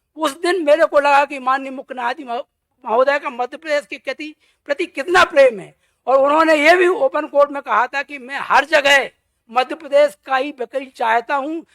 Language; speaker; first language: Hindi; native; Hindi